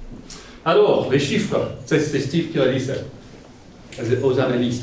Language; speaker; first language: French; non-native, fluent; English